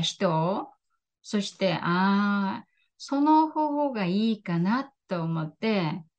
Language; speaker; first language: Japanese; non-native, fluent; Korean